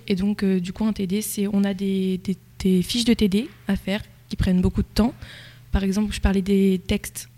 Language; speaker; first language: French; native; French